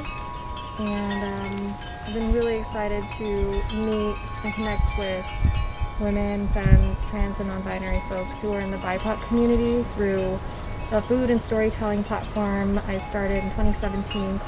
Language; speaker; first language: English; native; English